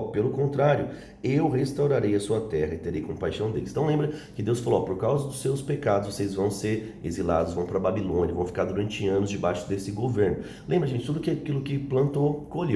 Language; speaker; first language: Portuguese; native; Portuguese